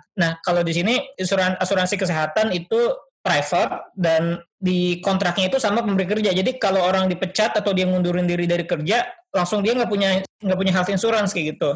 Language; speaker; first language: Indonesian; native; Indonesian